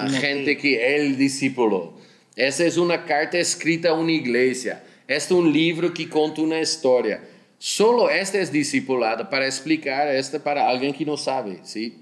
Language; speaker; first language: Spanish; non-native, learner; Dutch